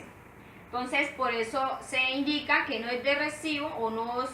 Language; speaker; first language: Spanish; native; Spanish